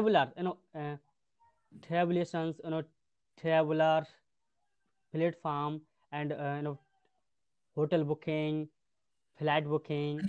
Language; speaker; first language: English; non-native, learner; Hindi